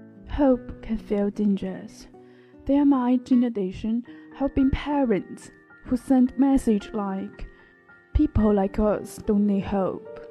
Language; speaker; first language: English; non-native, learner; Chinese